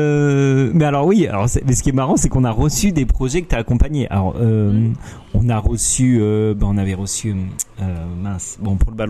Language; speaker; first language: French; native; French